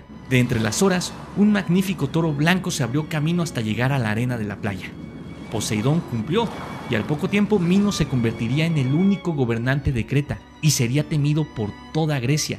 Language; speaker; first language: Spanish; native; Spanish